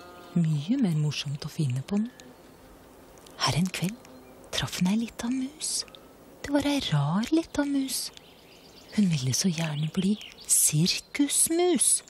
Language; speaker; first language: Norwegian; native; Norwegian